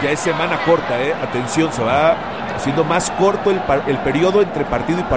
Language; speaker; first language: Spanish; native; Spanish